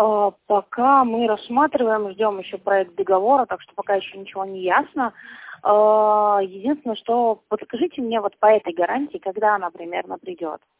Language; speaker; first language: Russian; native; Russian